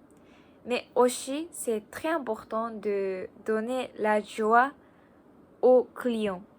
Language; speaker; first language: French; non-native, learner; Japanese